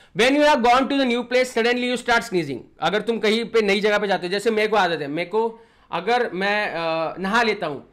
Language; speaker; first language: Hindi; non-native, local second language; Marathi